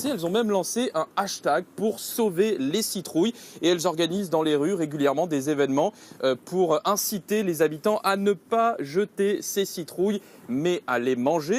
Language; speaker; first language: French; native; French